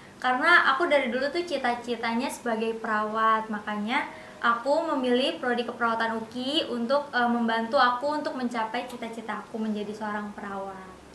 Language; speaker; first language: Indonesian; native; Indonesian